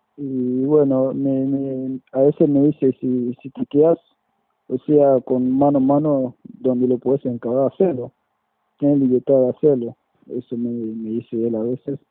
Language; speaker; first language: Spanish; non-native, fluent; French